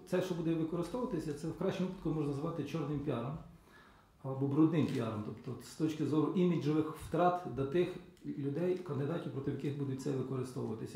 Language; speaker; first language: Ukrainian; native; Ukrainian